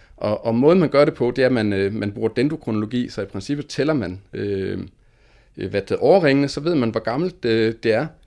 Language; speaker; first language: Danish; native; Danish